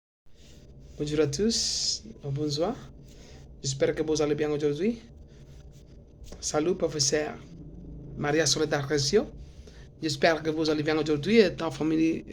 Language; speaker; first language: French; non-native, learner; Spanish